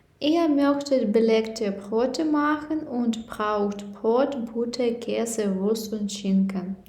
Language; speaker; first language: German; non-native, fluent; Ukrainian